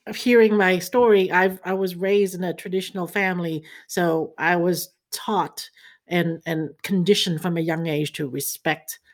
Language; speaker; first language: English; early bilingual, other home language; Chinese